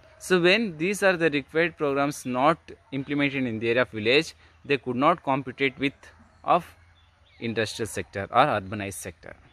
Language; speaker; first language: English; non-native, local second language; Kannada